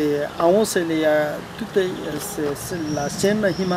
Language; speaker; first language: French; non-native, learner; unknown